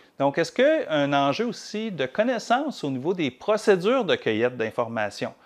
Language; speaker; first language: French; native; French